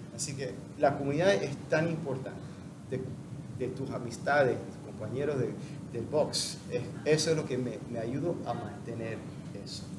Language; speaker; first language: Spanish; non-native, fluent; English